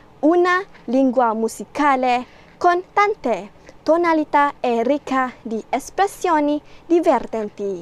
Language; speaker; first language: Italian; non-native, learner; Malay